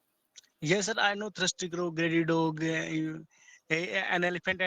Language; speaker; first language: English; non-native, learner; Hindi